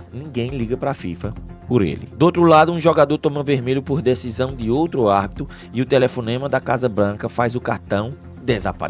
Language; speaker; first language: Portuguese; native; Portuguese